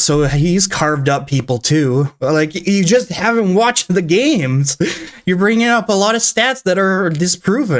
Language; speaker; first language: English; native; English